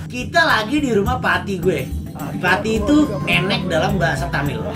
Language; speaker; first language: Indonesian; native; Indonesian